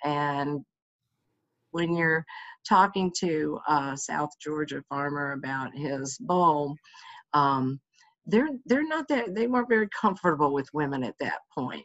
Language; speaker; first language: English; native; English